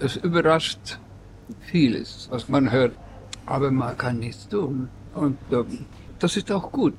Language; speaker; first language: German; non-native, fluent; Estonian